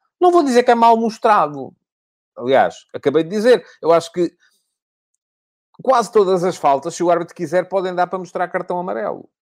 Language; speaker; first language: Portuguese; native; Portuguese